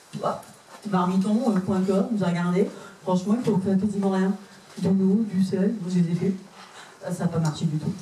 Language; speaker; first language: French; native; French